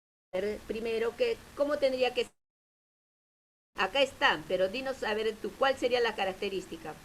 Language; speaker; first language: Spanish; native; Spanish